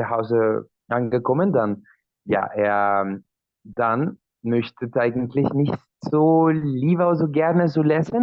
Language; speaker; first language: German; non-native, learner; Spanish